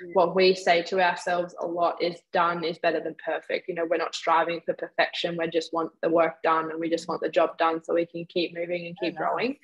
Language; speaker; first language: English; native; English